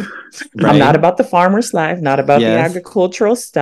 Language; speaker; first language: English; non-native, local second language; German